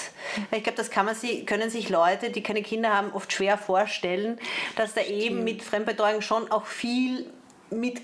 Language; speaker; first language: German; native; German